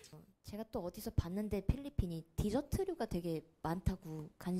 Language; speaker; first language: Korean; native; Korean